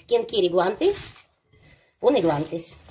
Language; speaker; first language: Spanish; non-native, learner; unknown